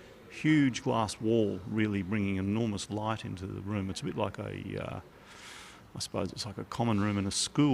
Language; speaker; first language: English; native; English